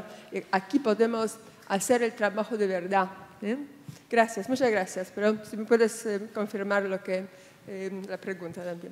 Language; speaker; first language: Spanish; non-native, fluent; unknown